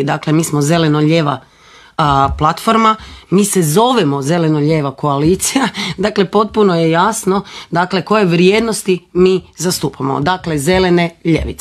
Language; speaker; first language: Croatian; native; Croatian